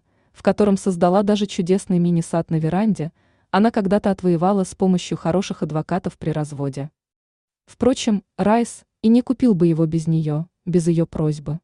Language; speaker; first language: Russian; native; Russian